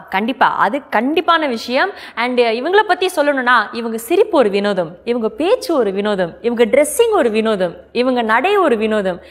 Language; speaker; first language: Tamil; native; Tamil